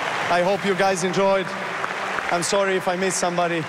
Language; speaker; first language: English; non-native, fluent; Serbian